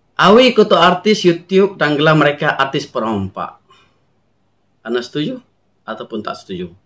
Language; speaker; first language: Malay; non-native, local second language; Iban